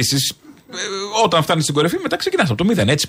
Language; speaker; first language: Greek; native; Greek